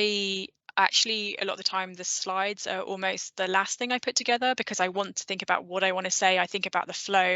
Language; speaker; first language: English; native; English